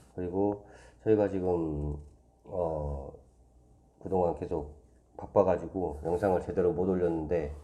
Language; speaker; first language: Korean; native; Korean